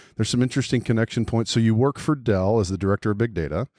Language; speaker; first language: English; native; English